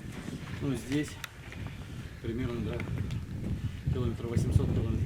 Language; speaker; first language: Russian; native; Russian